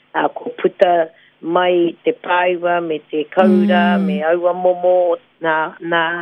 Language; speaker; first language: Māori; non-native, local second language; English